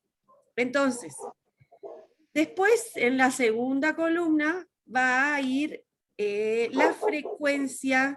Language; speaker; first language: Spanish; native; Spanish